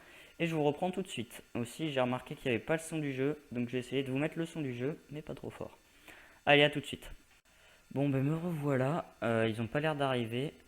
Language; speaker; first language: French; native; French